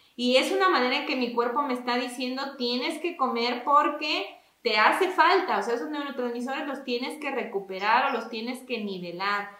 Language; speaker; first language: Spanish; native; Spanish